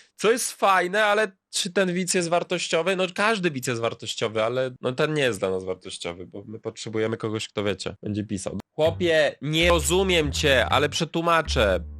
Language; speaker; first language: Polish; native; Polish